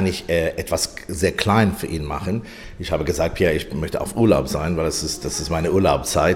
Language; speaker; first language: German; non-native, fluent; English